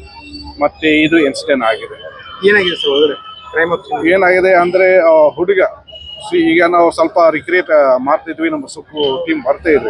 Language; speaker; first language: Kannada; non-native, fluent; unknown